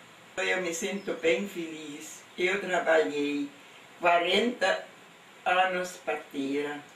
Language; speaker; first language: Portuguese; non-native, local second language; German